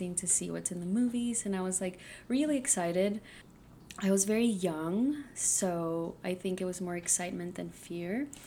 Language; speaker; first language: English; early bilingual, other home language; Spanish